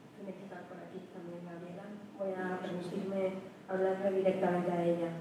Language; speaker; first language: Spanish; native; Spanish